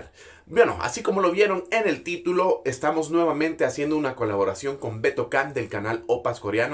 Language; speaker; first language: Spanish; native; Spanish